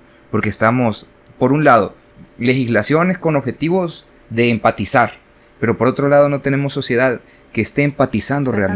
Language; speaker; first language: Spanish; native; Spanish